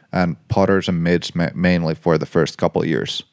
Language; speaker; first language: English; non-native, fluent; Finnish